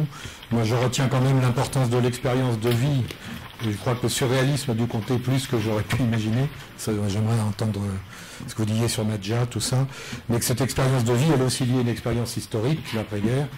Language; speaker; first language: French; native; French